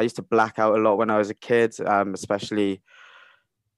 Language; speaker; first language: English; native; English